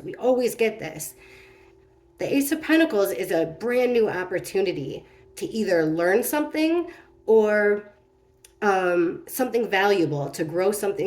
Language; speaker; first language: English; native; English